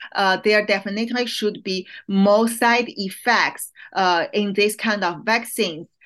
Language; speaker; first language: English; non-native, fluent; Chinese